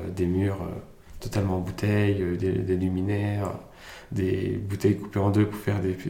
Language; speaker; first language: French; early bilingual, other home language; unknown